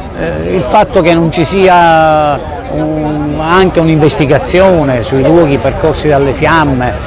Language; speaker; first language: Italian; native; Italian